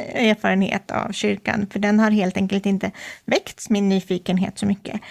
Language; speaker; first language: Swedish; native; Swedish